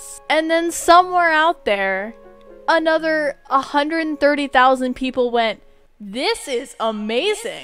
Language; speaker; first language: English; native; English